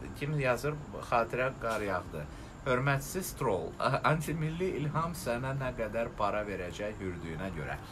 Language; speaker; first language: Azerbaijani; non-native, local second language; Russian